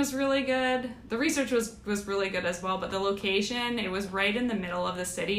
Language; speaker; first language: English; native; English